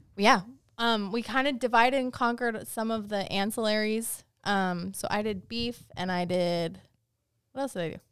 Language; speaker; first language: English; native; English